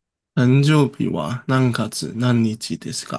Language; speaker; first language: Japanese; non-native, learner; Chinese